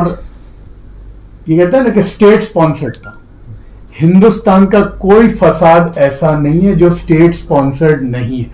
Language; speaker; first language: Hindi; native; Hindi